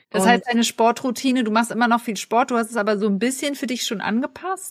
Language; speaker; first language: German; native; German